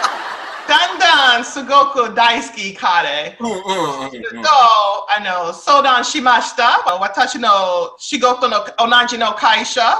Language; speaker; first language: Japanese; non-native, learner; English